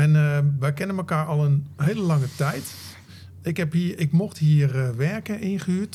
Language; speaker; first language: Dutch; native; Dutch